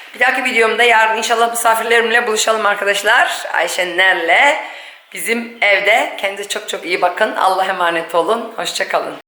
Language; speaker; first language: Turkish; early bilingual, heritage; Turkish